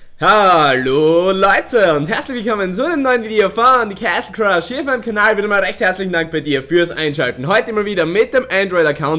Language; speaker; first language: German; native; German